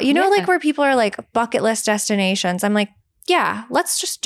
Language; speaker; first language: English; native; English